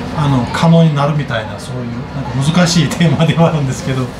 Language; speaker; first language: Japanese; non-native, fluent; Azerbaijani